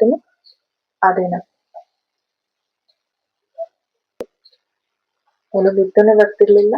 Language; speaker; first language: Kannada; non-native, learner; Hindi